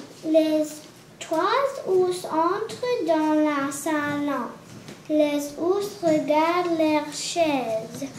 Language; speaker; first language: French; non-native, learner; English